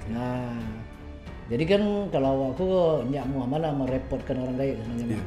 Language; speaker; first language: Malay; early bilingual, other home language; Minangkabau